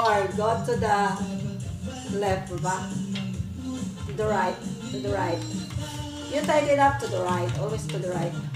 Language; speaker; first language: English; non-native, fluent; Filipino